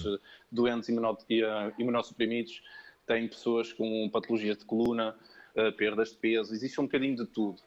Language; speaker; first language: Portuguese; early bilingual, other home language; French